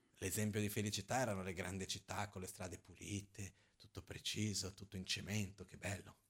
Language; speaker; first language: Italian; non-native, fluent; Portuguese